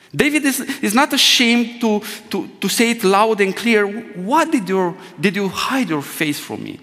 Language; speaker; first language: English; non-native, fluent; Romanian